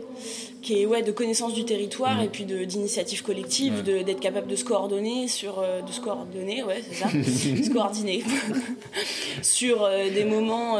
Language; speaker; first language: French; native; French